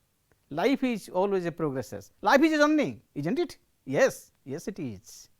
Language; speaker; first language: English; non-native, local second language; Odia